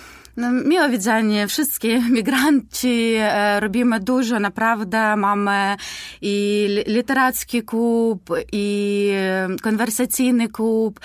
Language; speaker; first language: Polish; non-native, learner; Ukrainian